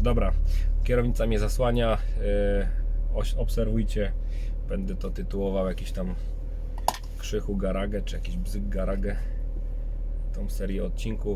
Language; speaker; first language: Polish; native; Polish